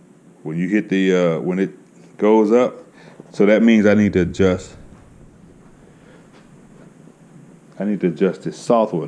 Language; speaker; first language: English; native; English